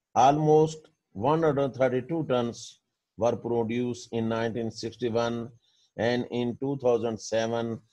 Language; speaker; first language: English; non-native, local second language; Urdu